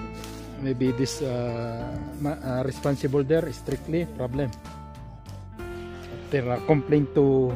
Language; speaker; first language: English; non-native, learner; Filipino